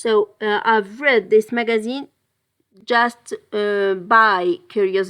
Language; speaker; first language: English; non-native, fluent; French